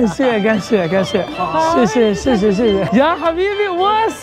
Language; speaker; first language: Chinese; non-native, fluent; Arabic